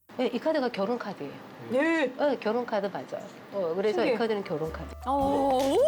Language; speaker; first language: Korean; native; Korean